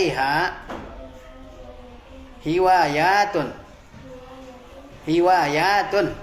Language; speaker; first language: Arabic; non-native, fluent; Indonesian